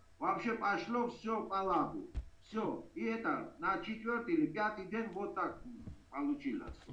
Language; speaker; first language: Russian; non-native, fluent; Georgian